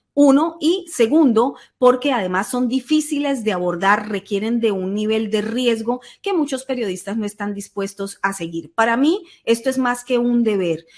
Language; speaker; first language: Spanish; native; Spanish